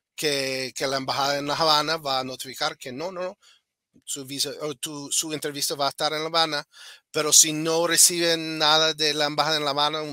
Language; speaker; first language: Spanish; non-native, fluent; English